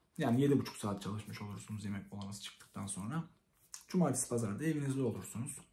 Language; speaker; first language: Turkish; native; Turkish